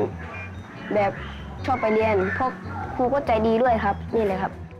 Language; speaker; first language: Thai; early bilingual, other home language; Shan